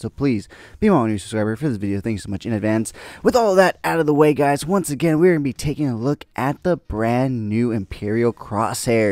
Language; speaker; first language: English; native; English